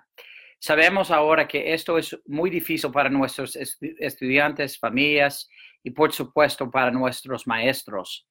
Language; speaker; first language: Spanish; non-native, fluent; English